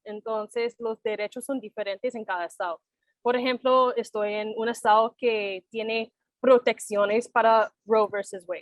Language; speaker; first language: Spanish; non-native, fluent; English